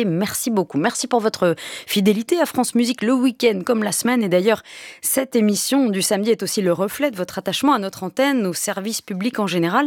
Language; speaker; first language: French; native; French